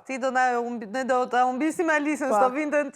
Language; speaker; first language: Albanian; native; Albanian